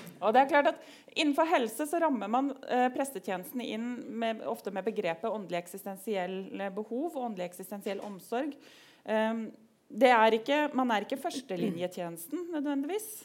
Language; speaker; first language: Norwegian; native; Norwegian